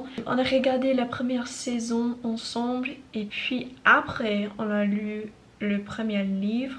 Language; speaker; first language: French; non-native, learner; English